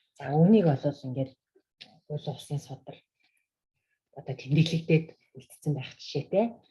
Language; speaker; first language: Mongolian; native; Mongolian